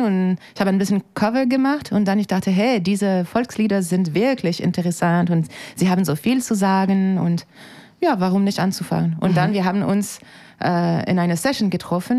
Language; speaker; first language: German; non-native, fluent; French